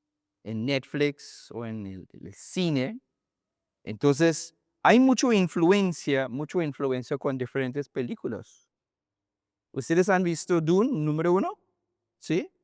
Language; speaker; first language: Spanish; non-native, learner; English